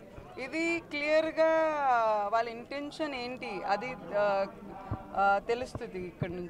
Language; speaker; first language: Telugu; non-native, learner; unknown